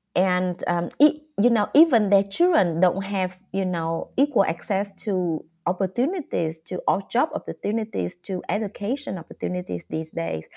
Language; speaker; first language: English; non-native, fluent; Vietnamese